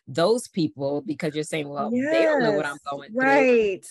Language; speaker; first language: English; native; English